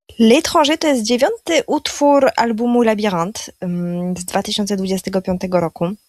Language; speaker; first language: Polish; early bilingual, heritage; Polish